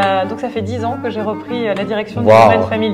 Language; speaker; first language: French; native; French